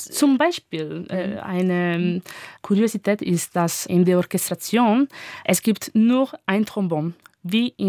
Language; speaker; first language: German; non-native, learner; Italian